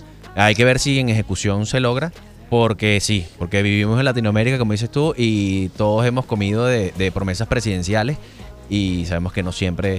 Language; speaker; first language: Spanish; native; Spanish